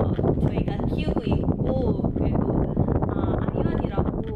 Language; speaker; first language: Korean; non-native, learner; Malay